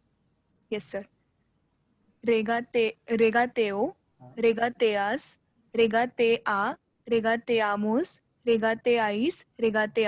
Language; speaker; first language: Spanish; non-native, learner; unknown